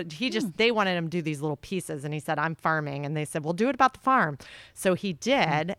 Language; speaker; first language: English; native; English